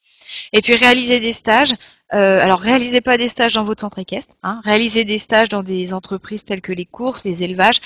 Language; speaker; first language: French; native; French